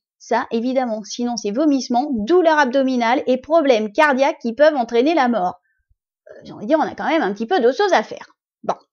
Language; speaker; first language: French; native; French